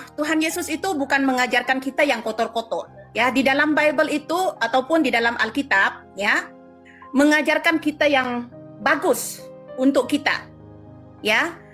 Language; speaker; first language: Indonesian; non-native, local second language; Madurese